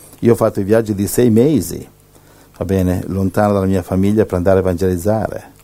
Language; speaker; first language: Italian; native; Italian